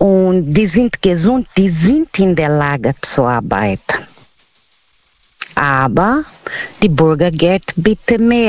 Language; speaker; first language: German; non-native, learner; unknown